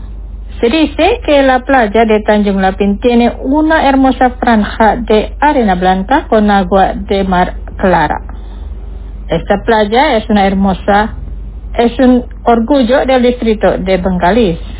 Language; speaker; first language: Spanish; non-native, fluent; Indonesian